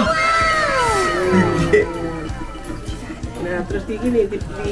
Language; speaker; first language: Indonesian; native; Indonesian